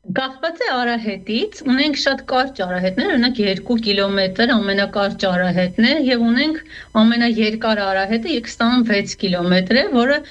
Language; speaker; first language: Armenian; native; Armenian